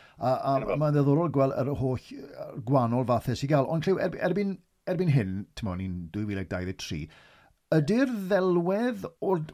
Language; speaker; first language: Welsh; native; Welsh